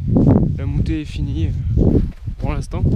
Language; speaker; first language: French; native; French